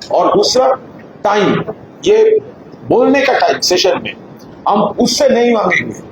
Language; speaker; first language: Hindi; non-native, local second language; Bangla